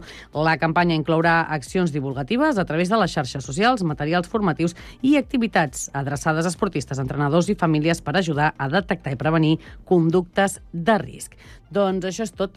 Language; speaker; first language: Catalan; native; Catalan